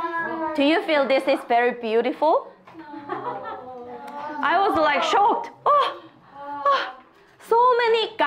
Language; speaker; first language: English; non-native, fluent; Korean